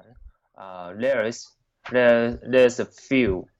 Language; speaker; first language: English; non-native, learner; Chinese